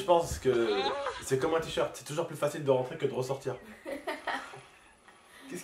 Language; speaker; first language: French; native; French